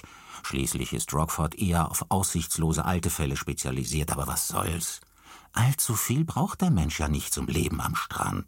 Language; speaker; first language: German; native; German